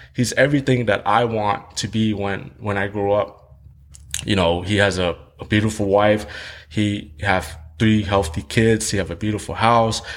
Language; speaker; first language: English; early bilingual, other home language; Vietnamese